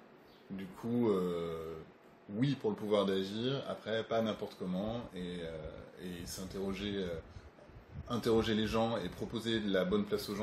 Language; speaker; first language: French; native; French